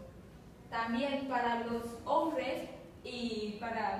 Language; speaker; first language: Spanish; non-native, fluent; Vietnamese